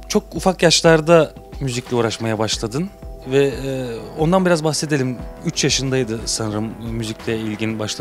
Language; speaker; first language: Turkish; native; Turkish